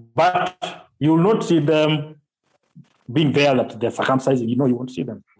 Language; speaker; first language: English; non-native, local second language; Luo (Kenya and Tanzania)